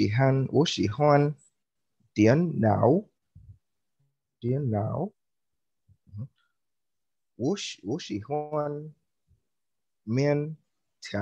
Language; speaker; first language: Chinese; non-native, learner; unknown